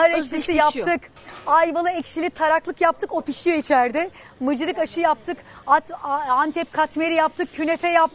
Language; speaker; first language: Turkish; native; Turkish